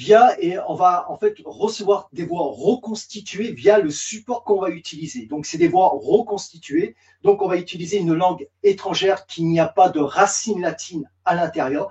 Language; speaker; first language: French; native; French